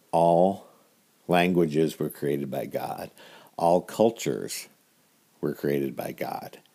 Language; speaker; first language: English; native; English